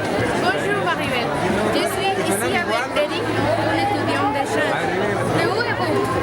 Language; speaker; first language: French; non-native, learner; Spanish